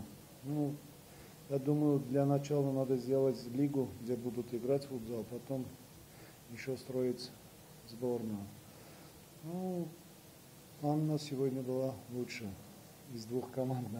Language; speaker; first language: Russian; non-native, fluent; Armenian